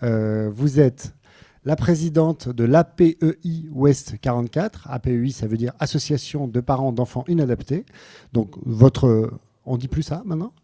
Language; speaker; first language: French; native; French